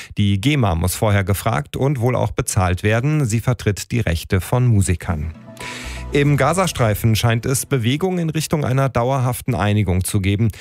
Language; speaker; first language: German; native; German